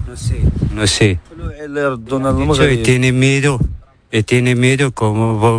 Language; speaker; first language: Spanish; non-native, learner; Arabic